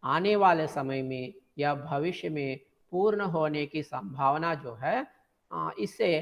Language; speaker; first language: Hindi; non-native, local second language; Telugu